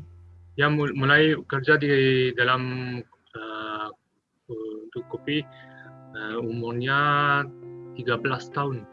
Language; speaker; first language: Indonesian; non-native, learner; French